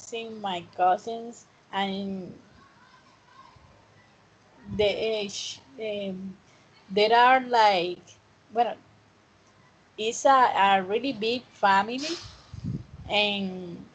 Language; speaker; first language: English; non-native, fluent; Spanish